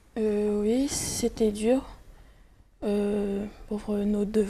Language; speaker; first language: French; non-native, local second language; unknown